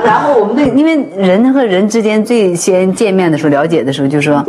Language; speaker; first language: Chinese; native; Chinese